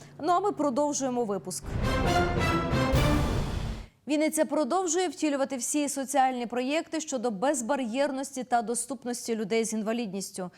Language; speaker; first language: Ukrainian; native; Ukrainian